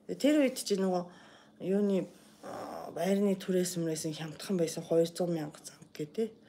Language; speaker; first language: Mongolian; non-native, fluent; Japanese